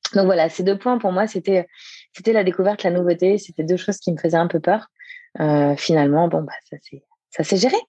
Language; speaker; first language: French; native; French